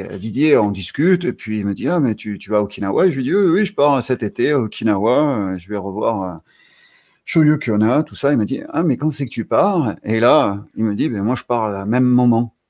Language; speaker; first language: French; native; French